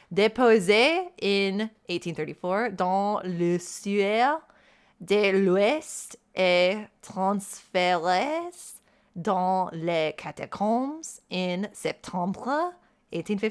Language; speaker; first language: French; non-native, learner; English